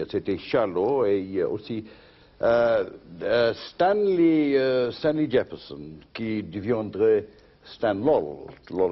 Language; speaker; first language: French; non-native, fluent; English